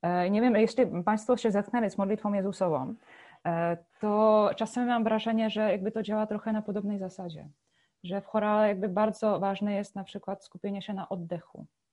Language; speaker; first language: Polish; non-native, fluent; Czech